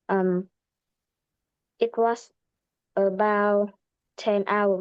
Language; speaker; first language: English; non-native, learner; Vietnamese